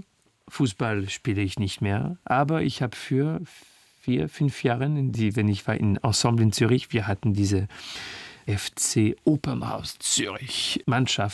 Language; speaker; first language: German; non-native, fluent; French